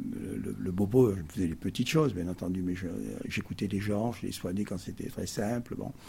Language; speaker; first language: French; native; French